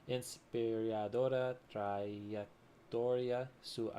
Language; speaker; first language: Spanish; non-native, learner; English